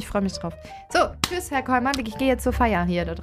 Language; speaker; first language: German; native; German